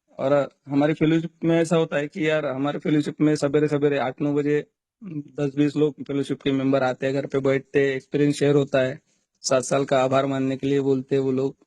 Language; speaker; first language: Hindi; non-native, local second language; Marathi